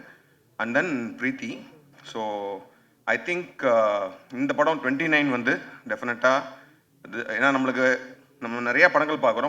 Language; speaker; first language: Tamil; native; Tamil